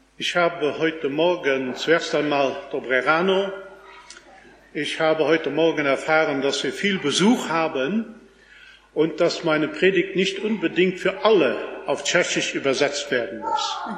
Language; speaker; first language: German; non-native, local second language; Luxembourgish